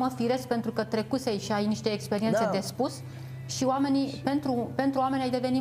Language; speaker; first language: Romanian; native; Romanian